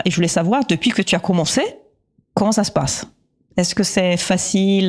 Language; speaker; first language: French; native; French